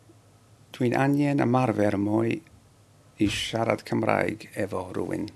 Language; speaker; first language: Welsh; non-native, learner; English